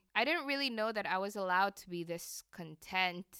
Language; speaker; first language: English; non-native, fluent; Indonesian